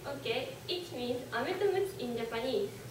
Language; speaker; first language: English; non-native, learner; Japanese